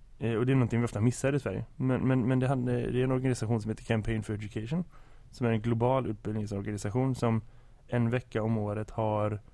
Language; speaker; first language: Swedish; native; Swedish